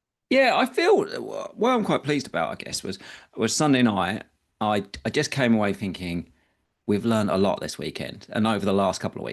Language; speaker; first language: English; native; English